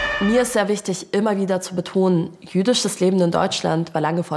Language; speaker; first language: German; early bilingual, other home language; Russian